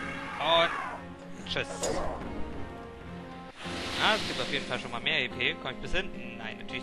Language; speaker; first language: German; native; German